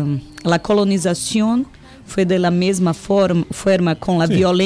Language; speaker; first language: Spanish; non-native, learner; Portuguese